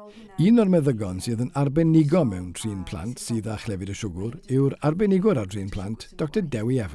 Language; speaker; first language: Welsh; native; Welsh